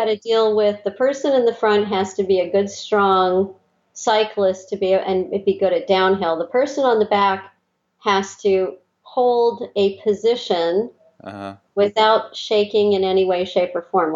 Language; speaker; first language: English; native; English